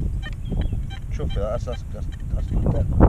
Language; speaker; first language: English; native; English